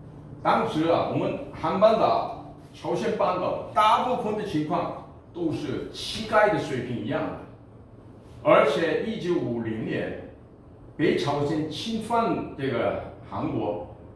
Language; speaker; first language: Chinese; non-native, fluent; Korean